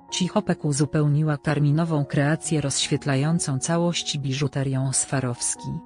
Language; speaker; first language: Polish; native; Polish